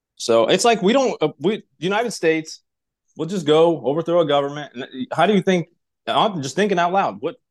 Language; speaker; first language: English; non-native, fluent; Uzbek